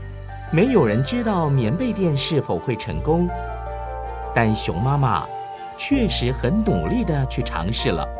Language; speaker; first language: Chinese; native; Chinese